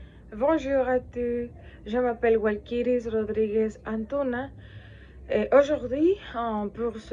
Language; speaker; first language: French; non-native, learner; Spanish